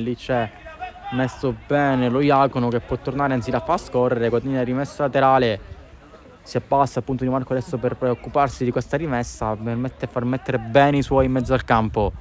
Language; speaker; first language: Italian; native; Italian